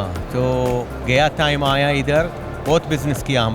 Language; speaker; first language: Hindi; non-native, learner; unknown